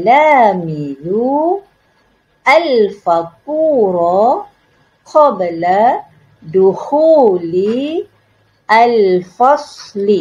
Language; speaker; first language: Arabic; non-native, learner; Malay